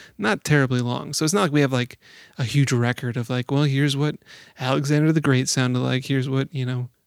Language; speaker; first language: English; native; English